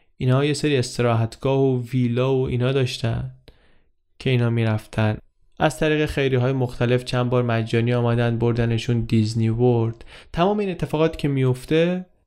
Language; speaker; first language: Persian; native; Persian